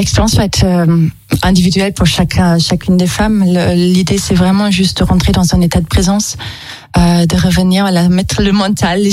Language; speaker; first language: French; non-native, fluent; German